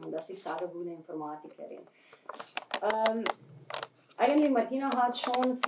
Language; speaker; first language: German; non-native, fluent; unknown